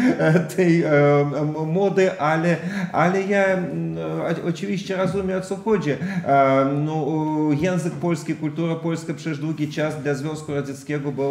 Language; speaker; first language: Polish; non-native, fluent; Russian